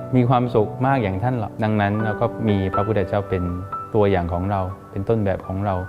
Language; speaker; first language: Thai; non-native, fluent; Malay